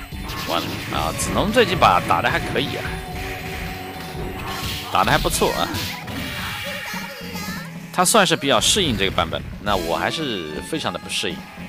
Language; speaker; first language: Chinese; native; Chinese